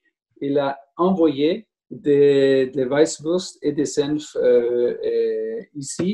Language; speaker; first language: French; non-native, learner; German